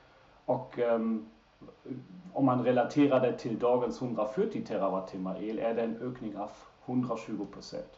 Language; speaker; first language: Swedish; non-native, fluent; German